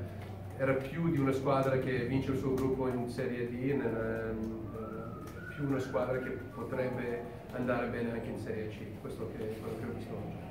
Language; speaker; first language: Italian; non-native, fluent; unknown